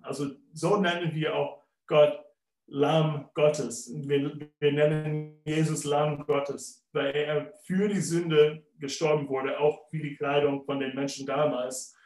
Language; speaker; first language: German; non-native, fluent; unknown